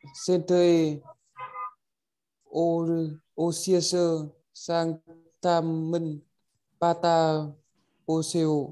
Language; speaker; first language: Korean; non-native, learner; Vietnamese